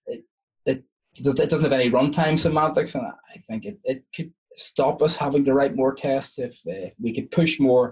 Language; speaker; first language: English; native; English